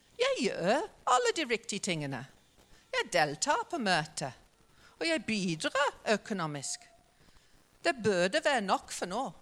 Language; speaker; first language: Norwegian; non-native, fluent; English